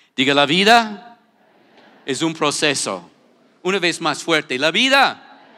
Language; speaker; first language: Spanish; non-native, fluent; English